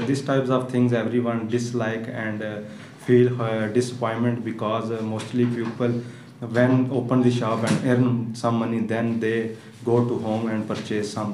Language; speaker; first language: English; non-native, learner; Punjabi